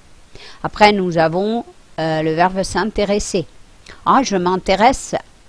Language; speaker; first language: French; non-native, fluent; Spanish